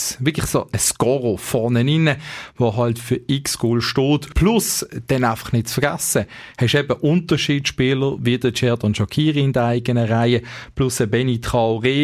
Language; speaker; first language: German; native; German